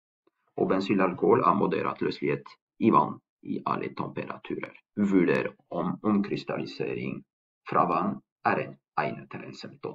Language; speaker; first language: Norwegian; non-native, fluent; French